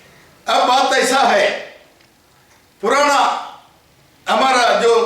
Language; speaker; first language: Hindi; non-native, local second language; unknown